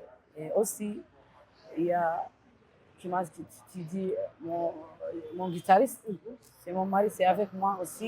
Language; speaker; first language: French; non-native, learner; Arabic